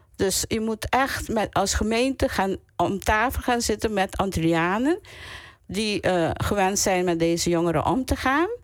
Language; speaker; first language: Dutch; non-native, local second language; Papiamento